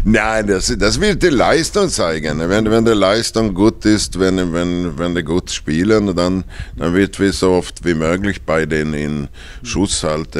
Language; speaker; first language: German; non-native, fluent; Swedish